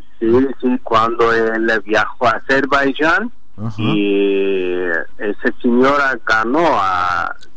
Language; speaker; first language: Spanish; non-native, learner; Azerbaijani